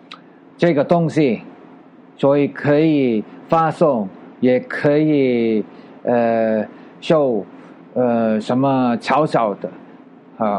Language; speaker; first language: Chinese; non-native, learner; Filipino